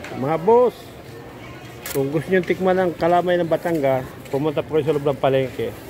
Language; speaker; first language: Filipino; native; Filipino